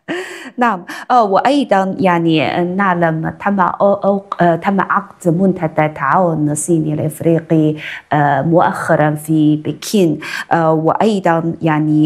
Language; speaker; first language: Arabic; non-native, fluent; Chinese